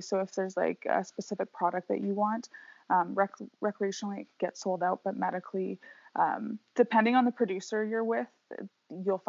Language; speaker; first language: English; native; English